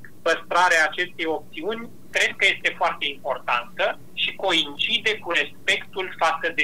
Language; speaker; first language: Romanian; native; Romanian